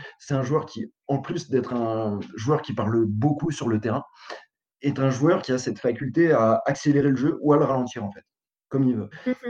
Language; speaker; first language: French; native; French